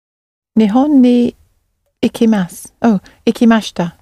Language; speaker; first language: Japanese; non-native, learner; English